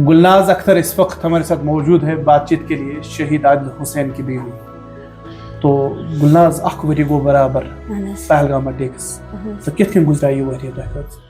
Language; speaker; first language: Hindi; native; Hindi